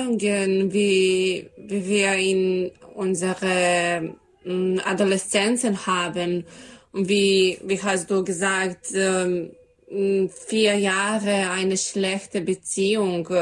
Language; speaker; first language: German; non-native, learner; Serbian